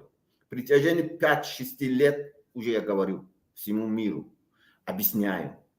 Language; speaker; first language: Russian; non-native, local second language; Tajik